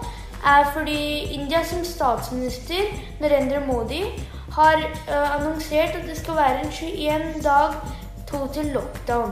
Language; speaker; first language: Norwegian; early bilingual, heritage; Norwegian